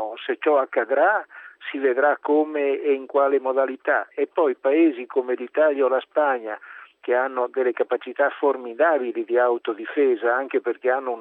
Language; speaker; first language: Italian; native; Italian